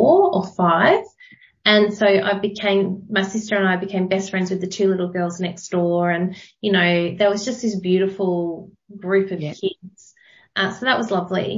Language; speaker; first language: English; native; English